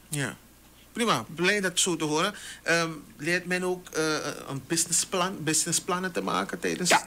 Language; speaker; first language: Dutch; native; Dutch